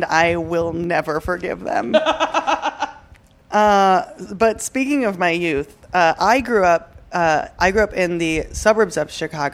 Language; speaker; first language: English; native; English